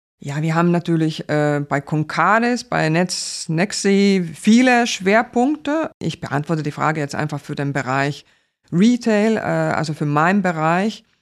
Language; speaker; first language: German; non-native, fluent; Finnish